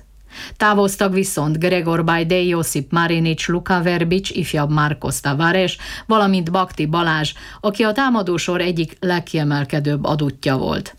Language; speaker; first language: Hungarian; native; Hungarian